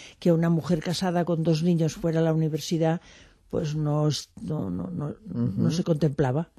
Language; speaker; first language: Spanish; non-native, local second language; French